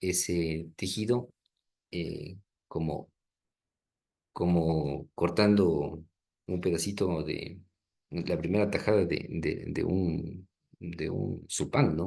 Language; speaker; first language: Spanish; native; Spanish